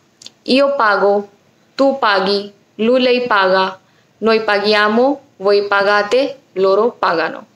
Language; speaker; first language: Italian; non-native, fluent; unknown